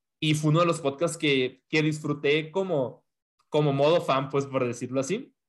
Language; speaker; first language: Spanish; native; Spanish